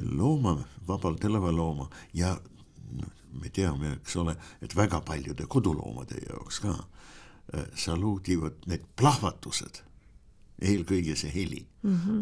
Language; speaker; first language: Estonian; non-native, local second language; Russian